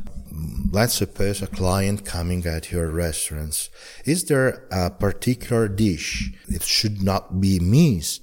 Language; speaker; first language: English; non-native, fluent; Italian